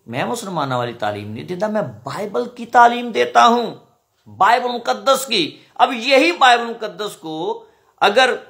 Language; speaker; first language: Urdu; non-native, local second language; Punjabi